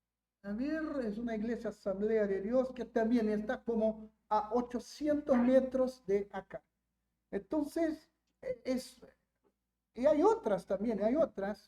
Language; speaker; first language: Spanish; non-native, fluent; Portuguese